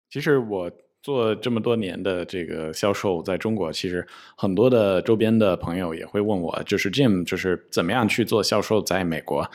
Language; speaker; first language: Chinese; non-native, fluent; English